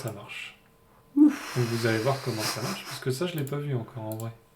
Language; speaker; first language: French; native; French